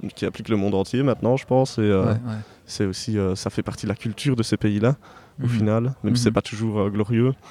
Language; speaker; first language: French; native; French